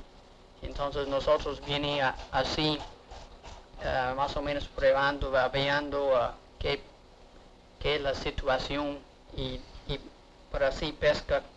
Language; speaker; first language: Spanish; non-native, learner; English